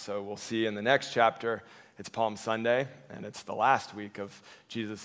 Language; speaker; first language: English; native; English